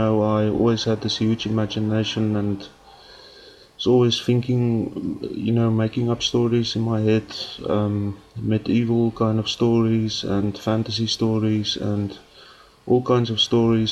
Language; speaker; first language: English; non-native, local second language; Afrikaans